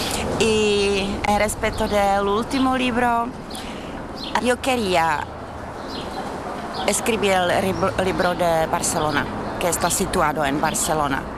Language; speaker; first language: Spanish; non-native, fluent; Czech